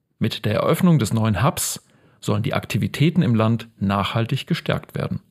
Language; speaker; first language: German; native; German